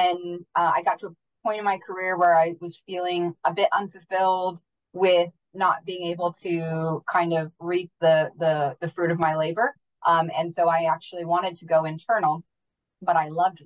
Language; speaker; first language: English; native; English